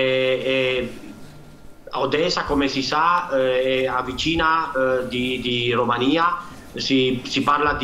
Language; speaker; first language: Italian; non-native, fluent; Romanian